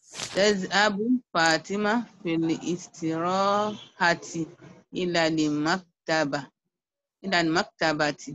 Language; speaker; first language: Arabic; non-native, learner; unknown